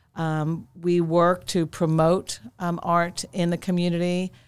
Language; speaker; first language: English; native; English